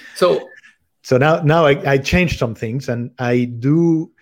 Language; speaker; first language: English; non-native, fluent; Spanish